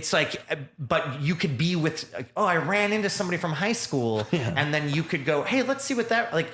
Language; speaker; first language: English; native; English